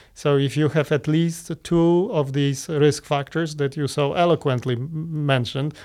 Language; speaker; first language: English; non-native, fluent; Polish